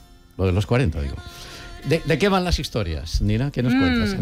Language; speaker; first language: Spanish; non-native, fluent; Dutch